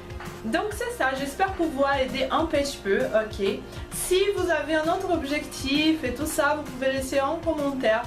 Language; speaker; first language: French; non-native, fluent; Portuguese